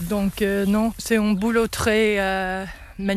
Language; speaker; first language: French; non-native, learner; English